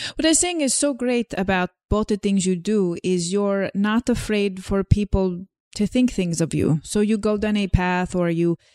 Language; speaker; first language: English; non-native, fluent; Slovenian